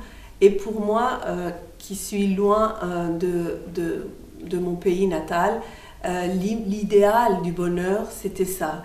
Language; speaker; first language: French; non-native, fluent; Persian